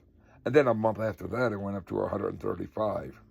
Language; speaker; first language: English; native; English